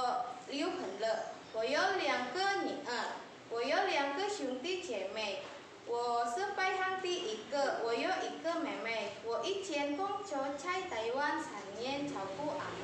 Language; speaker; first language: Chinese; non-native, learner; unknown